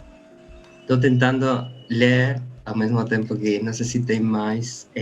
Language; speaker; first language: Portuguese; non-native, learner; Spanish